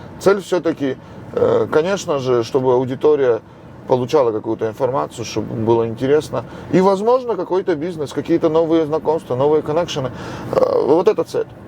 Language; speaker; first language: Russian; non-native, local second language; Georgian